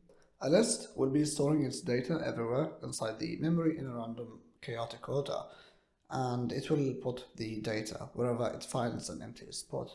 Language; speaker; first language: English; non-native, fluent; Arabic